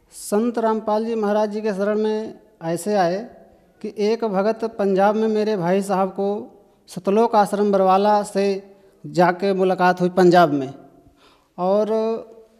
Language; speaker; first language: Hindi; native; Hindi